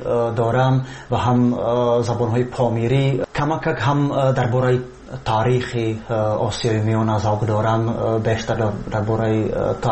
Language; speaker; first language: Persian; non-native, learner; Czech